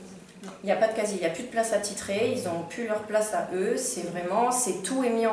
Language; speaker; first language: French; native; French